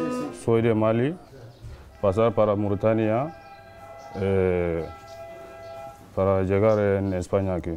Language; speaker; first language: Spanish; non-native, learner; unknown